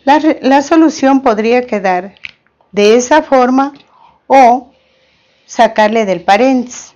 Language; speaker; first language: Spanish; native; Spanish